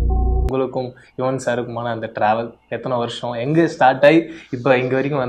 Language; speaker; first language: Tamil; native; Tamil